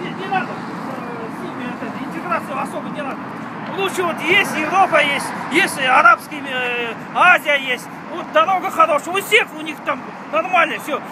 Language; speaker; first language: Russian; non-native, local second language; Kazakh